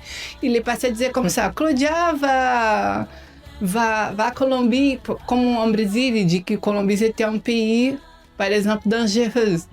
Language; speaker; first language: French; non-native, learner; Portuguese